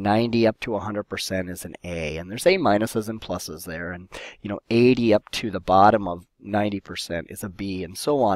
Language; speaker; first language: English; native; English